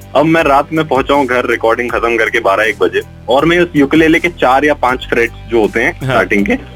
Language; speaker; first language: Hindi; native; Hindi